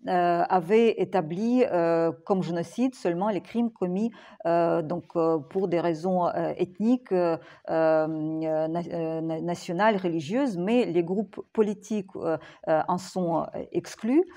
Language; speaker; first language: French; non-native, fluent; Ukrainian